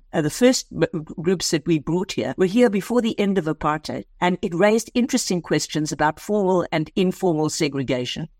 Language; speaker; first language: English; native; English